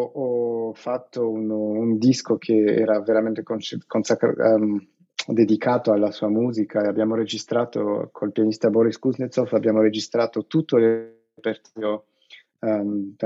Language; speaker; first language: Italian; non-native, fluent; Russian